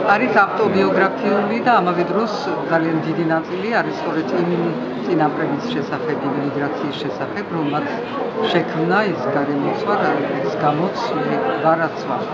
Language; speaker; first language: Georgian; early bilingual, heritage; Georgian